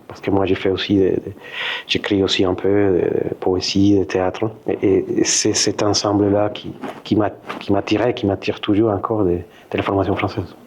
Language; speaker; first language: French; non-native, fluent; Spanish